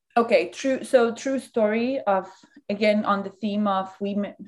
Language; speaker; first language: English; early bilingual, other home language; Spanish